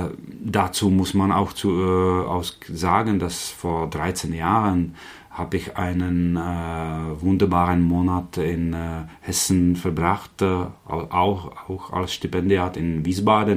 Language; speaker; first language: German; non-native, fluent; Czech